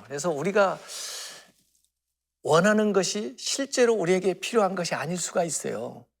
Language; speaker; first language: Korean; native; Korean